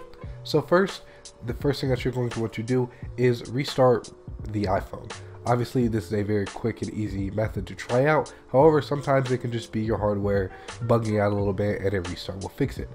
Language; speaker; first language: English; native; English